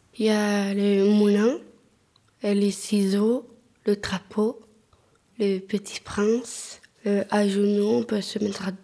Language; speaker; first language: French; non-native, fluent; Spanish